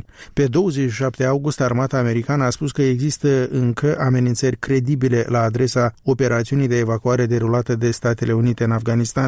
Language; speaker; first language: Romanian; native; Romanian